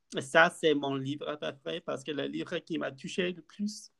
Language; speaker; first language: French; non-native, learner; English